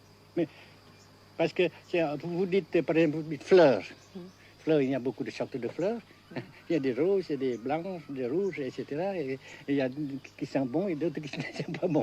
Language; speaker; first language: French; non-native, local second language; Vietnamese